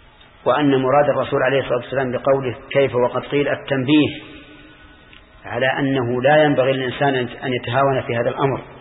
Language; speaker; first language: Arabic; native; Arabic